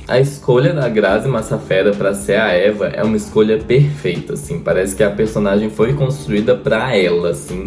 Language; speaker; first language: Portuguese; native; Portuguese